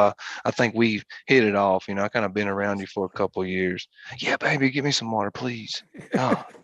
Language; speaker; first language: English; native; English